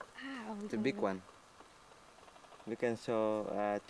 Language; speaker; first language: English; non-native, learner; Indonesian